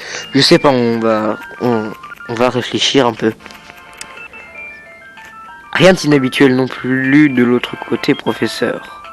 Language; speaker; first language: French; native; French